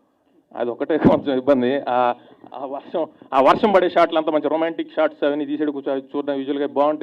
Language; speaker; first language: Telugu; native; Telugu